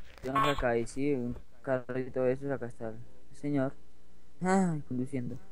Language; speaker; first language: Spanish; native; Spanish